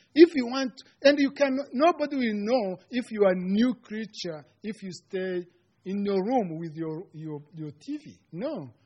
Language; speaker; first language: English; non-native, local second language; Kinyarwanda